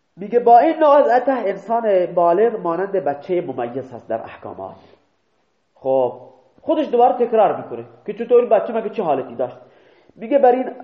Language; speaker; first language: Persian; non-native, local second language; Baluchi